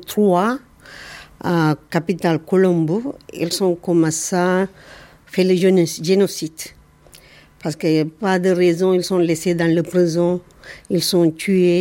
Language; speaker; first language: French; non-native, learner; Tamil